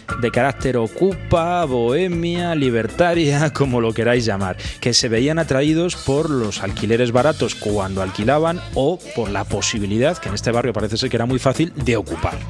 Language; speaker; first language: Spanish; native; Spanish